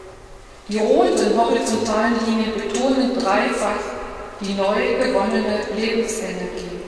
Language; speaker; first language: German; native; German